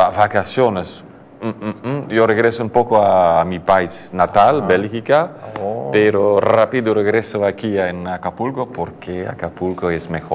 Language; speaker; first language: Spanish; non-native, learner; Dutch